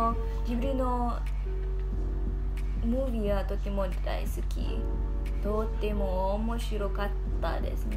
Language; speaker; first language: Japanese; non-native, learner; Malay